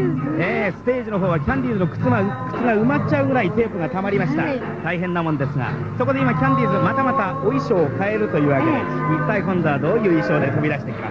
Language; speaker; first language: Japanese; native; Japanese